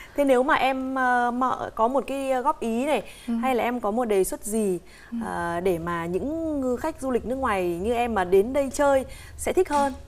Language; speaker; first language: Vietnamese; native; Vietnamese